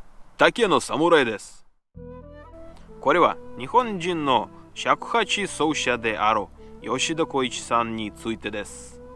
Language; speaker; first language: Japanese; non-native, learner; Russian